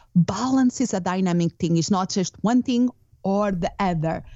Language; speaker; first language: English; non-native, fluent; Portuguese